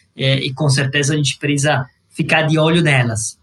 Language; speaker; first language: Portuguese; non-native, fluent; Italian